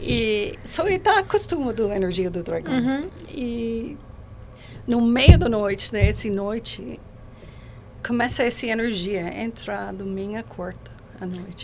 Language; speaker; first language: Portuguese; non-native, learner; English